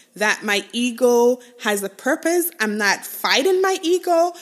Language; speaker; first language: English; non-native, local second language; Igbo